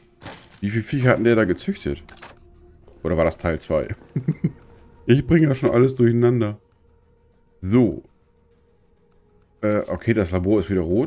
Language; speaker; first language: German; native; German